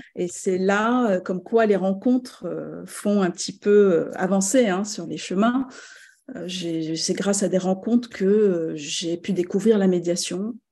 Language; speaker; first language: French; non-native, local second language; Arabic